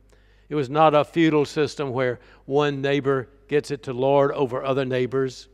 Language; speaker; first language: English; native; English